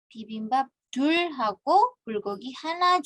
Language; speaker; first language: Korean; non-native, fluent; Indonesian